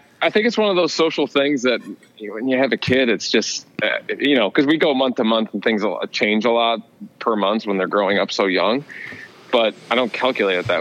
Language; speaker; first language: English; native; English